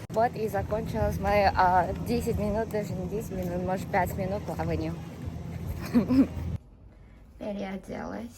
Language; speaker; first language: Russian; non-native, fluent; Korean